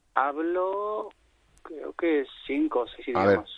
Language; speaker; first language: Spanish; native; Spanish